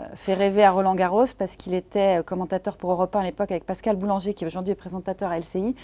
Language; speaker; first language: French; native; French